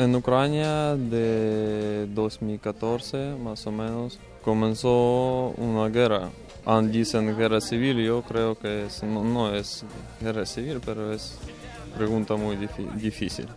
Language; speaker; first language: Spanish; non-native, learner; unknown